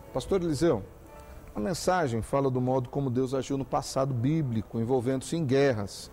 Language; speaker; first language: Portuguese; native; Portuguese